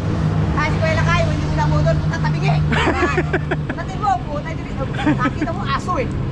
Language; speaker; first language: Filipino; non-native, local second language; Bikol